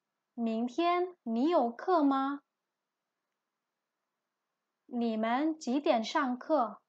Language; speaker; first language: Chinese; non-native, fluent; Indonesian